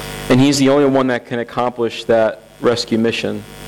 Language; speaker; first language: English; native; English